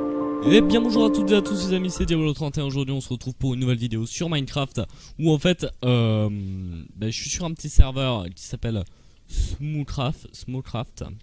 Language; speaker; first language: French; native; French